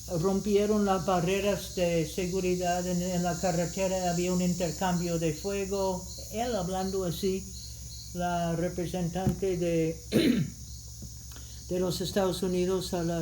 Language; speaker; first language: Spanish; non-native, fluent; English